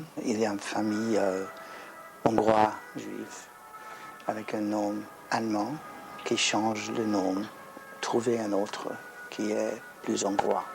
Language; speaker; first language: French; non-native, learner; Hungarian